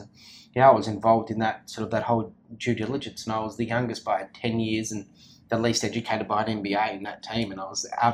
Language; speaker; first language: English; native; English